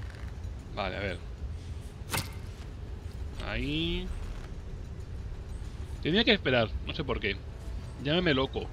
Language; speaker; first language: Spanish; native; Spanish